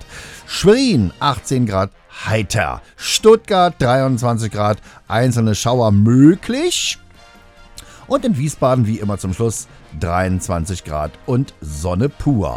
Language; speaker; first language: German; native; German